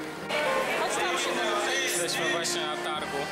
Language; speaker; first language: Polish; native; Polish